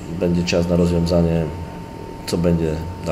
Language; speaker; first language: Polish; non-native, learner; Slovak